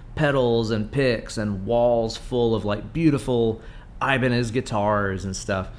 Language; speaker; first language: English; native; English